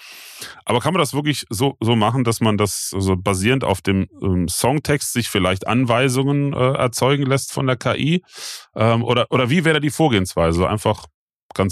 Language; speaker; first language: German; native; German